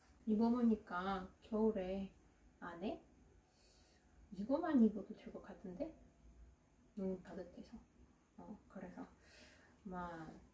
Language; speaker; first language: Korean; non-native, fluent; Russian